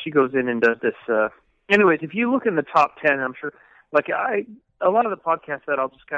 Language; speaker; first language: English; native; English